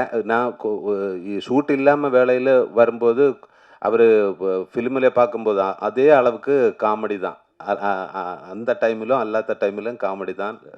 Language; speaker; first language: Tamil; non-native, learner; Malayalam